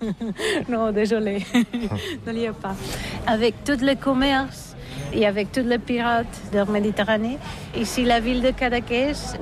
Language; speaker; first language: French; non-native, learner; Catalan